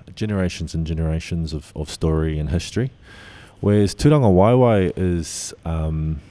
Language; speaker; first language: English; native; English